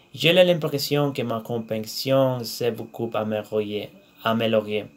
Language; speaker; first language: French; non-native, learner; Spanish